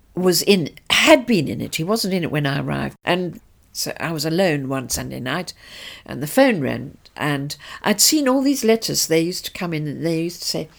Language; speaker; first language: English; native; English